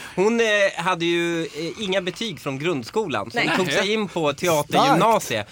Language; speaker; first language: Swedish; early bilingual, other home language; Persian